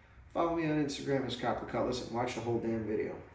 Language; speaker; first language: English; native; English